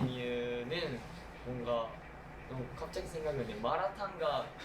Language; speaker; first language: Korean; non-native, learner; Japanese